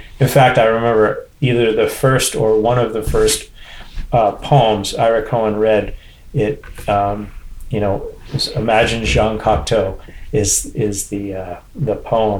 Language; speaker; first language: English; native; English